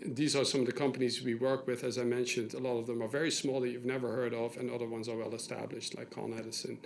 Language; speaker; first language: English; non-native, fluent; Dutch